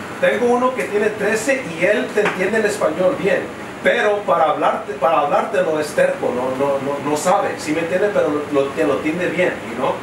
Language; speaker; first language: Spanish; early bilingual, heritage; Spanish